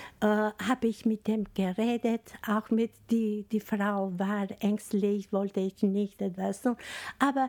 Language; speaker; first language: German; non-native, learner; Albanian